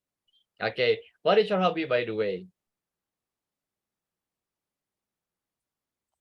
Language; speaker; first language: English; non-native, fluent; Indonesian